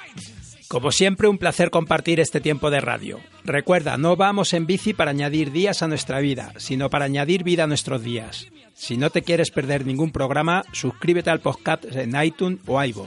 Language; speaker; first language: Spanish; native; Spanish